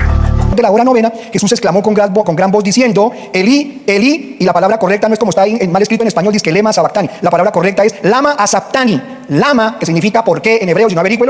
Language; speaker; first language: Spanish; native; Spanish